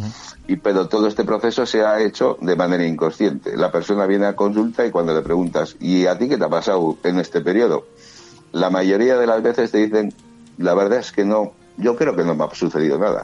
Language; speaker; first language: Spanish; native; Spanish